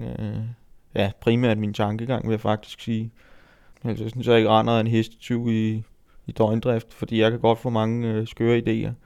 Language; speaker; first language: Danish; native; Danish